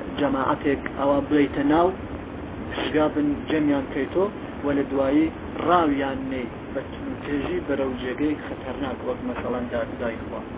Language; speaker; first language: Central Kurdish; non-native, local second language; Gurani